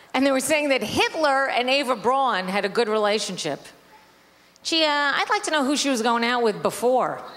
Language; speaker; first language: English; native; English